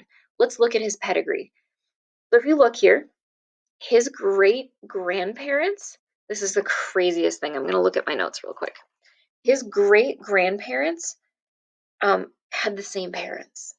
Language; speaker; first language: English; native; English